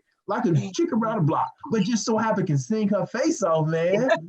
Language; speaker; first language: English; native; English